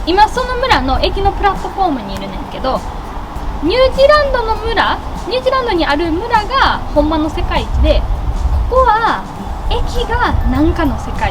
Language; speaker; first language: Japanese; early bilingual, other home language; English